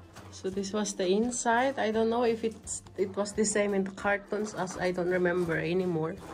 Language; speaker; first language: English; non-native, local second language; Filipino